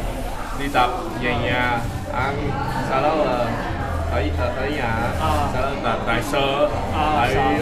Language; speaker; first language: Vietnamese; early bilingual, heritage; English